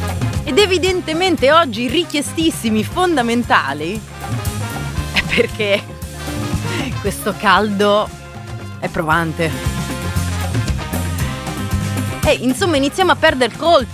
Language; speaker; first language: Italian; native; Italian